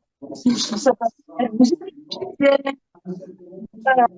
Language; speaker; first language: French; non-native, local second language; Arabic